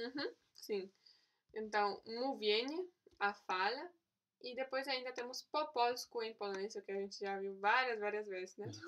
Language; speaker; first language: Portuguese; non-native, fluent; Polish